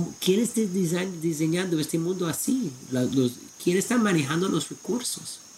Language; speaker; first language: Spanish; non-native, fluent; English